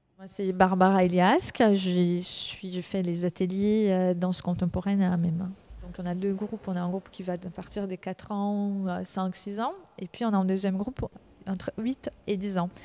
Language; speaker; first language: French; non-native, fluent; Portuguese